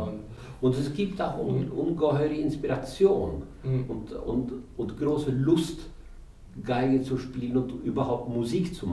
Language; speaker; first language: German; non-native, fluent; Norwegian